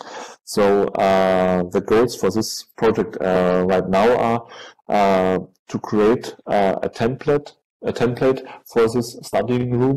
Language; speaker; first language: English; non-native, fluent; German